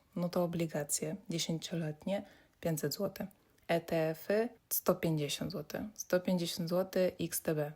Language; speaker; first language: Polish; non-native, fluent; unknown